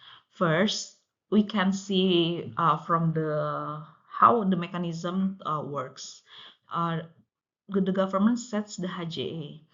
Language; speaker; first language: English; non-native, local second language; Indonesian